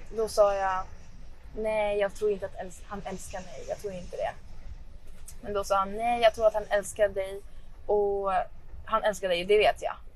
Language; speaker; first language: Swedish; non-native, fluent; Arabic